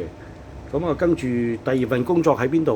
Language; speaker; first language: Cantonese; native; Cantonese